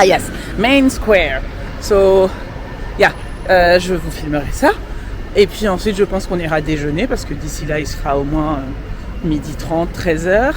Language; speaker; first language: French; native; French